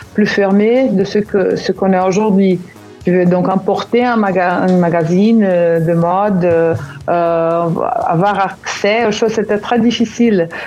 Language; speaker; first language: French; non-native, fluent; Portuguese